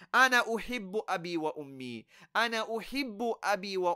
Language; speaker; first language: Arabic; non-native, fluent; English